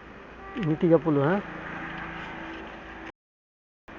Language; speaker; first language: Indonesian; non-native, learner; Bangla